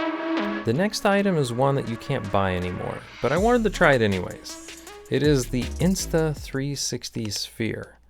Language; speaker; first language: English; native; English